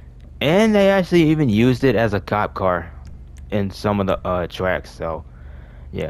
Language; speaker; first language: English; native; English